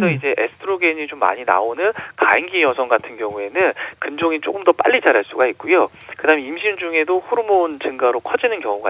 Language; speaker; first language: Korean; native; Korean